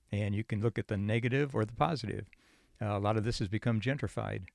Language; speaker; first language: English; native; English